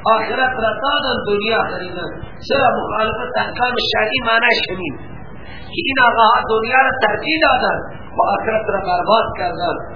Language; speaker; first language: Persian; native; Persian